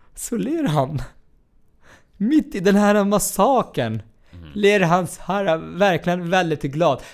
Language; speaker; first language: Swedish; non-native, fluent; Arabic